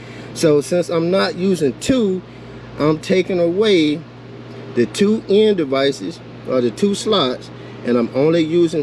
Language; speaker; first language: English; native; English